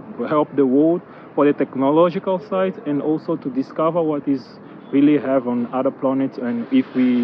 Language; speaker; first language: English; non-native, learner; Portuguese